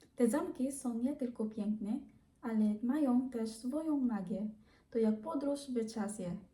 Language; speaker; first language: Polish; non-native, learner; Filipino